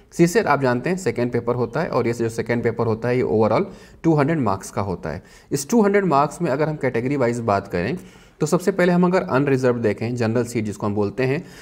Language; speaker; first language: Hindi; native; Hindi